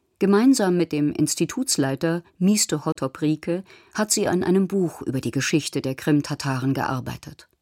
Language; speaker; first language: German; native; German